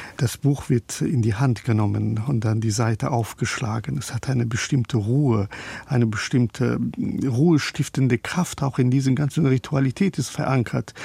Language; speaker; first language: German; non-native, fluent; Persian